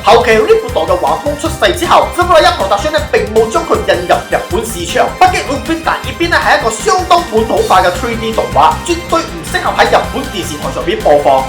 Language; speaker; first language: Cantonese; native; Cantonese